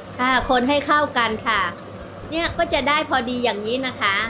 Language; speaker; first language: Thai; native; Thai